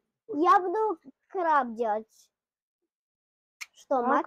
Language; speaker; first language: Russian; early bilingual, heritage; Russian